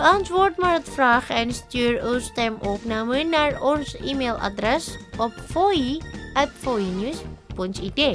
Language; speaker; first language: Dutch; non-native, learner; Indonesian